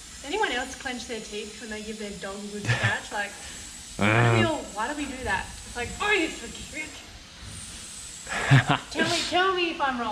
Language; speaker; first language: English; native; English